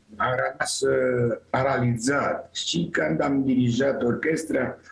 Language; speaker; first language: Romanian; non-native, fluent; Italian